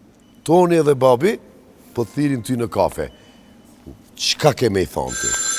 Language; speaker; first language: Albanian; native; Albanian